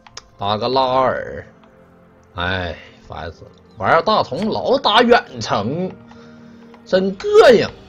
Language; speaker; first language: Chinese; native; Chinese